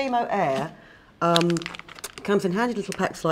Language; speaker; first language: English; native; English